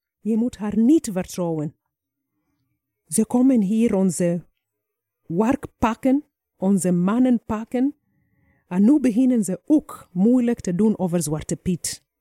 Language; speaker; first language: Dutch; non-native, fluent; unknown